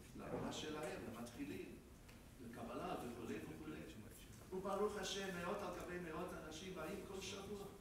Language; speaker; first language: Hebrew; non-native, fluent; English